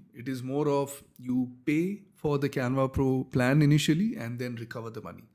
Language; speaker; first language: English; non-native, local second language; Kannada